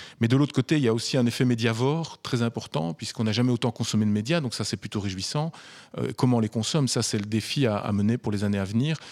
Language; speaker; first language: French; native; French